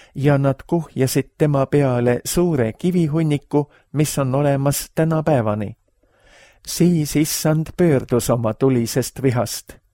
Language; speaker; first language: Estonian; native; Estonian